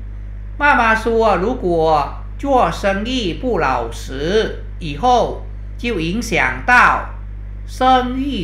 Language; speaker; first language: Chinese; non-native, fluent; Thai